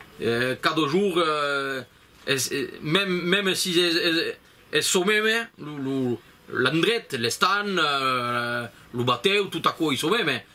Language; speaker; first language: Occitan; native; Occitan